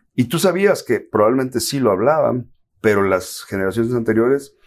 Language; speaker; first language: Spanish; native; Spanish